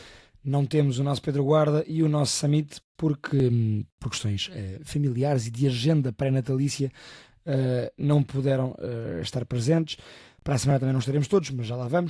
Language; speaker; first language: Portuguese; native; Portuguese